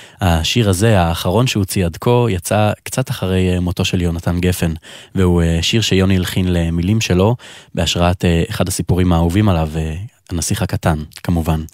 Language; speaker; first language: Hebrew; native; Hebrew